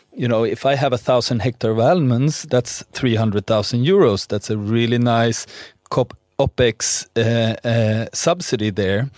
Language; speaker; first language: English; non-native, fluent; Swedish